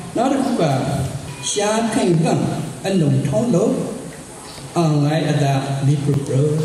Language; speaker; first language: Burmese; non-native, local second language; S'gaw Karen